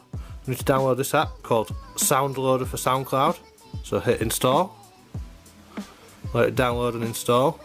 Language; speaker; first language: English; native; English